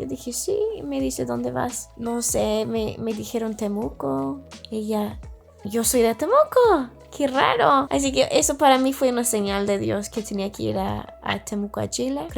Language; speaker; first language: Spanish; non-native, fluent; English